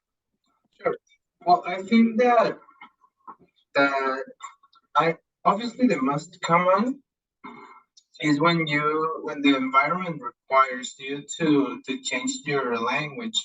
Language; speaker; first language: English; non-native, learner; Spanish